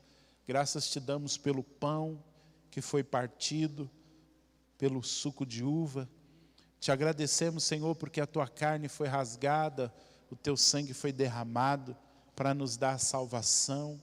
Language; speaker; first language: Portuguese; native; Portuguese